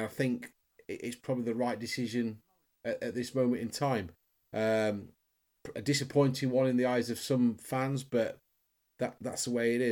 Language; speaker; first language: English; native; English